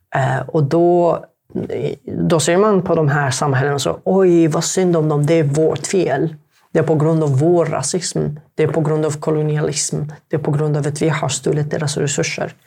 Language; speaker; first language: Swedish; non-native, fluent; Arabic